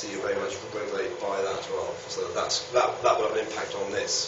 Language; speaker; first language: English; native; English